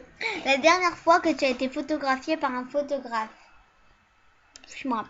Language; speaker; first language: French; early bilingual, other home language; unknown